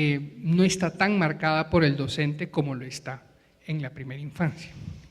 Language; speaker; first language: Spanish; native; Spanish